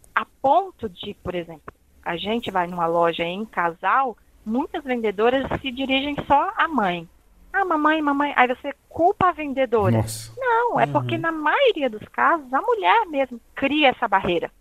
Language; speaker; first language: Portuguese; native; Portuguese